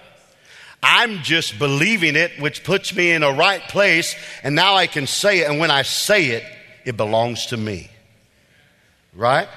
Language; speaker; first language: English; native; English